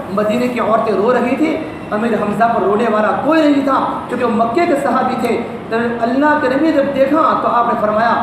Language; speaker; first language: Urdu; non-native, local second language; Gujarati